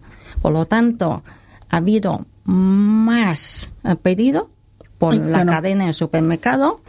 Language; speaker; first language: Spanish; non-native, learner; Khmer